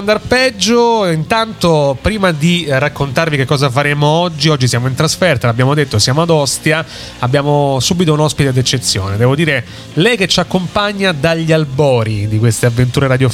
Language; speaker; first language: Italian; native; Italian